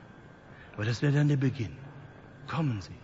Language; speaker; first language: German; native; German